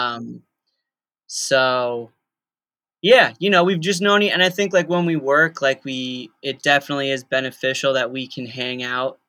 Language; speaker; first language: English; native; English